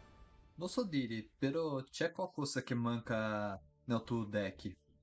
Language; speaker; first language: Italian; non-native, learner; Portuguese